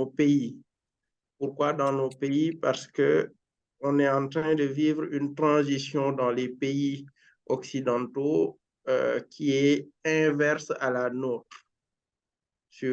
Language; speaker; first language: French; non-native, local second language; Wolof